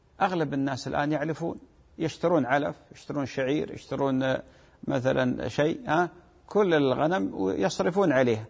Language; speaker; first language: Arabic; native; Arabic